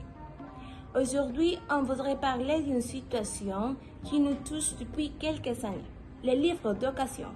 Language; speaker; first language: French; non-native, learner; Spanish